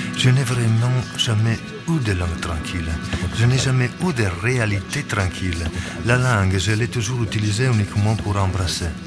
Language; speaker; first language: French; non-native, fluent; Italian